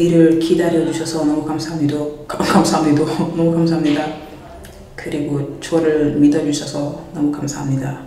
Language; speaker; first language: Korean; non-native, fluent; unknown